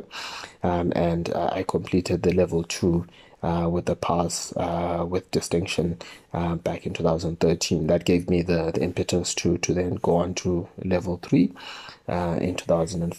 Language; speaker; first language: English; non-native, local second language; North Ndebele